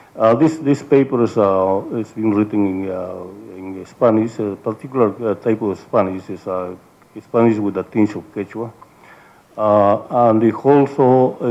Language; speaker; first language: English; non-native, fluent; Spanish